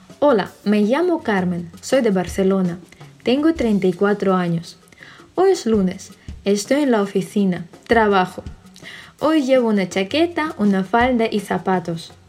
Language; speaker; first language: Spanish; non-native, fluent; Russian